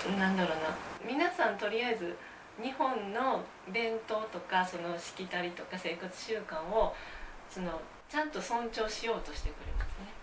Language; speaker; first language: Japanese; native; Japanese